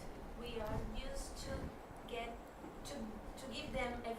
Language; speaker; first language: English; non-native, fluent; Portuguese